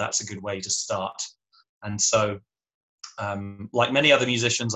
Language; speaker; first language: English; native; English